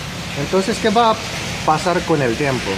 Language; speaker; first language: Spanish; non-native, fluent; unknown